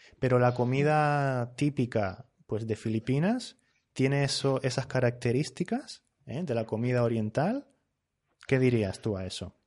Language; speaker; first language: Spanish; native; Spanish